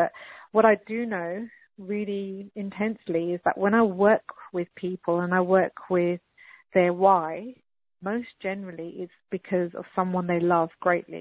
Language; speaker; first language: English; native; English